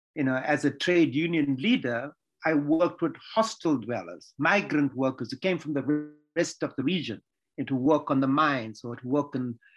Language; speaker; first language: English; native; English